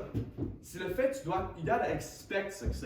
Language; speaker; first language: French; native; French